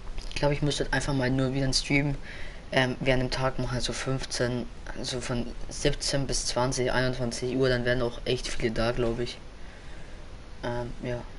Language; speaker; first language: German; native; German